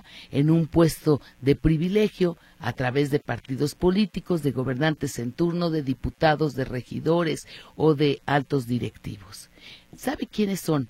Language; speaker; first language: Spanish; native; Spanish